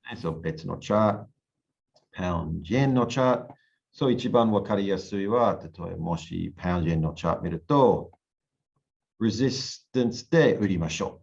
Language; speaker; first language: Japanese; non-native, learner; English